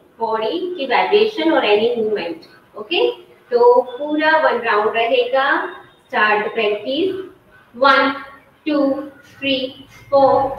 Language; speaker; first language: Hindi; non-native, local second language; Gujarati